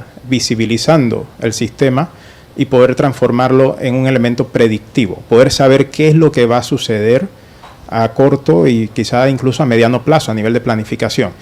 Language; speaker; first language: Spanish; native; Spanish